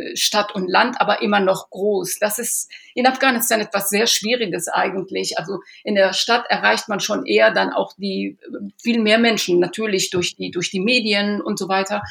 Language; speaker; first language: German; early bilingual, other home language; Persian